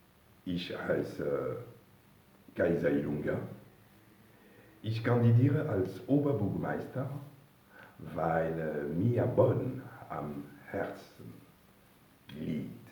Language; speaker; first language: German; non-native, fluent; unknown